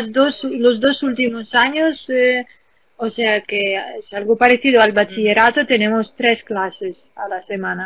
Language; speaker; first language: Spanish; non-native, fluent; Ukrainian